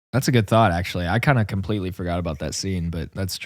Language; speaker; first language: English; native; English